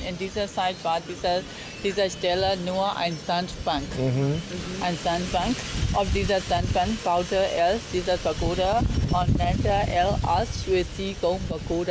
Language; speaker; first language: German; non-native, learner; Burmese